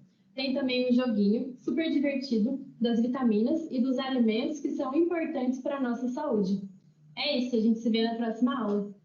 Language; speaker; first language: Portuguese; native; Portuguese